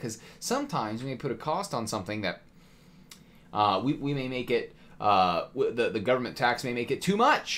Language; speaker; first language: English; native; English